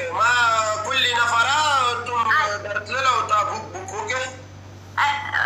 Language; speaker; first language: Arabic; non-native, learner; Pashto